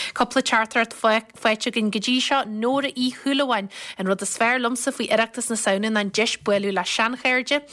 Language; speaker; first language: Irish; native; Irish